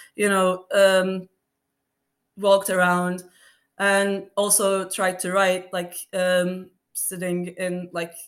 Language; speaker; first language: English; non-native, fluent; Turkish